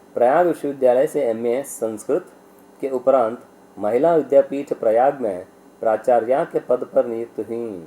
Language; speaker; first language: Hindi; non-native, local second language; Kannada